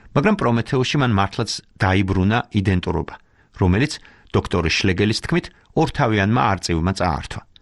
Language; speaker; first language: Georgian; native; Georgian